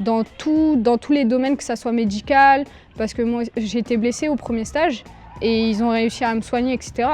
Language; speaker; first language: French; early bilingual, other home language; Arabic